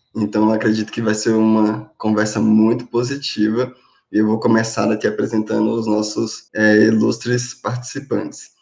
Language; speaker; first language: Portuguese; native; Portuguese